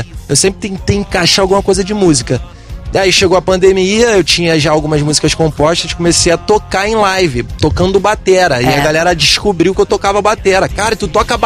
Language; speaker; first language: Portuguese; native; Portuguese